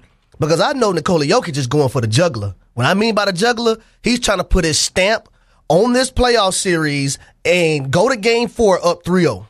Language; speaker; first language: English; native; English